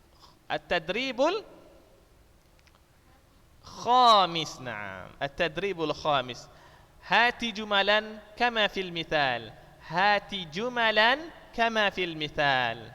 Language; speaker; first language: Arabic; non-native, fluent; Indonesian